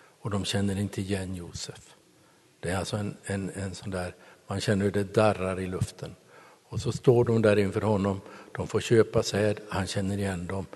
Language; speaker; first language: Swedish; native; Swedish